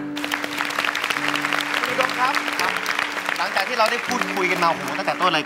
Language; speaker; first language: Thai; native; Thai